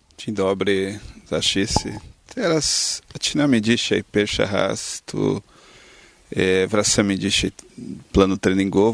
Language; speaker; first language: Polish; non-native, learner; Portuguese